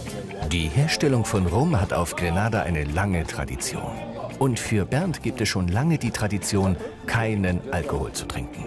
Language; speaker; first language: German; native; German